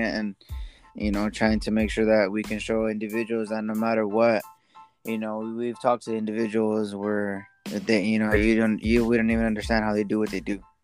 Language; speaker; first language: English; native; English